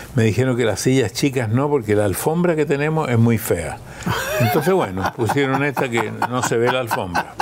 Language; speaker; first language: Spanish; early bilingual, other home language; German